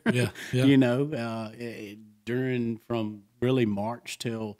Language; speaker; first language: English; native; English